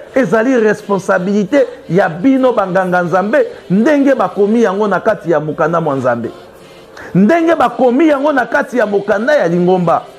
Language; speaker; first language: Lingala; native; Lingala